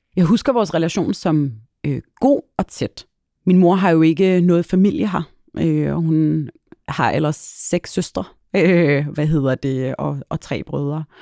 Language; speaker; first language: Danish; early bilingual, other home language; Arabic